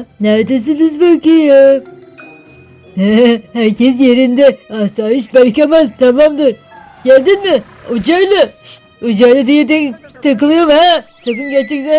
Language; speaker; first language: Turkish; native; Turkish